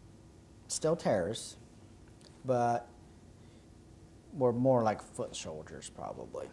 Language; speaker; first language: English; native; English